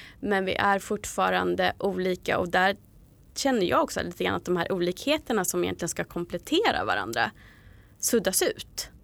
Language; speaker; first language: Swedish; native; Swedish